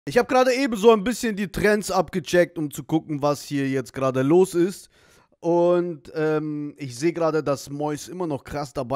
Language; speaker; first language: German; native; German